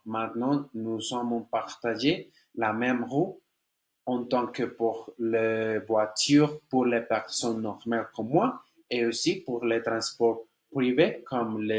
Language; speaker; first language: French; non-native, learner; Spanish